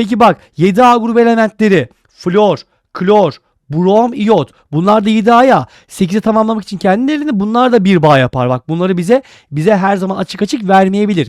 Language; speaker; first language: Turkish; native; Turkish